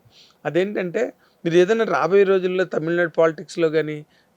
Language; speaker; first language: Telugu; native; Telugu